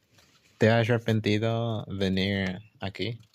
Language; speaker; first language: Spanish; early bilingual, heritage; English